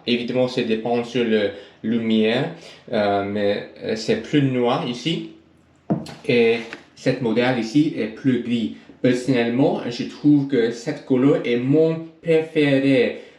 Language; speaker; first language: French; non-native, learner; English